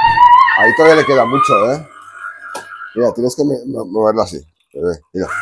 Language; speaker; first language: Spanish; native; Spanish